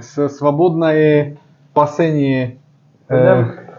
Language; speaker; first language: Russian; non-native, learner; Slovak